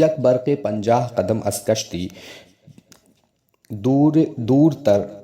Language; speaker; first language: Persian; non-native, fluent; Urdu